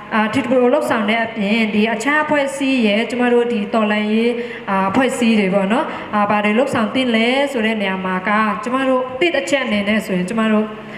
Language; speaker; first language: Burmese; non-native, local second language; Shwe Palaung